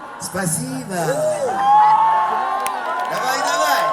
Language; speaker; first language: Russian; non-native, learner; French